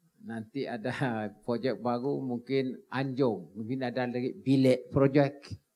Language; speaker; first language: English; non-native, local second language; Malay